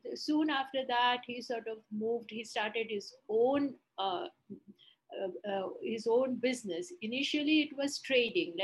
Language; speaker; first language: English; non-native, local second language; Bangla